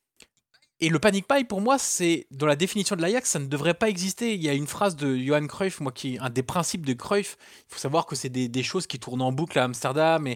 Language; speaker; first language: French; native; French